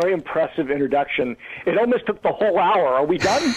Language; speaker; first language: English; native; English